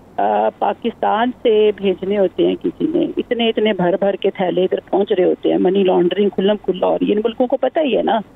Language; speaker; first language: Urdu; non-native, local second language; Punjabi